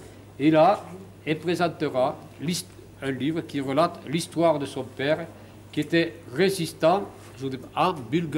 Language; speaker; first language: French; native; French